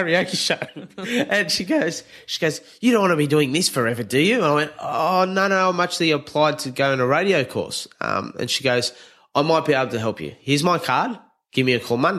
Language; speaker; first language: English; native; English